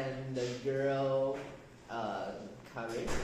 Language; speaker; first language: English; non-native, learner; Chinese